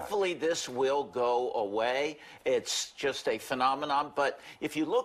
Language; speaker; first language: English; native; English